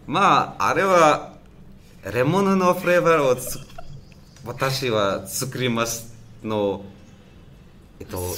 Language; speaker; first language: Japanese; non-native, learner; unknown